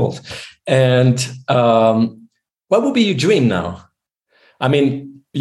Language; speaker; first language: English; non-native, fluent; French